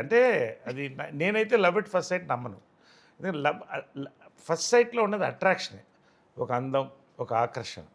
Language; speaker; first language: Telugu; native; Telugu